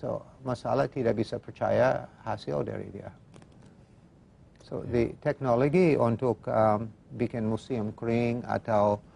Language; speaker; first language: Indonesian; non-native, fluent; English